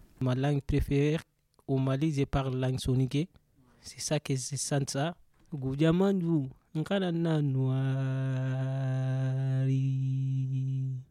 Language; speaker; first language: French; non-native, learner; Soninke